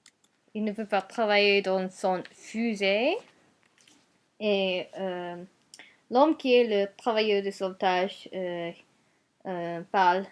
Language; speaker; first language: French; non-native, learner; Japanese